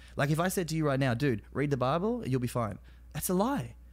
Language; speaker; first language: English; native; English